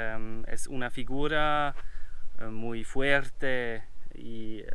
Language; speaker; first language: Spanish; non-native, learner; German